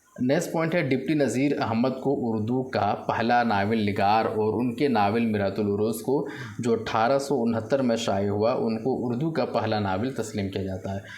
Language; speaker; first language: Urdu; native; Urdu